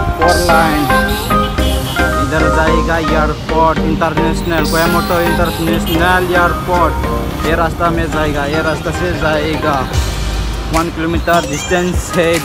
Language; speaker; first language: Hindi; non-native, local second language; Bodo